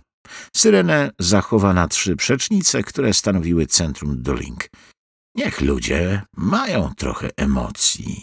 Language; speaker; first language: Polish; native; Polish